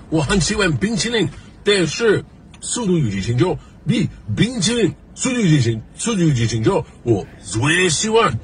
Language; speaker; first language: Chinese; non-native, learner; English